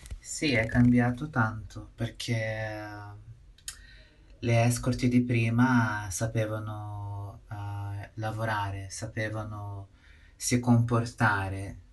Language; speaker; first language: Italian; non-native, fluent; Portuguese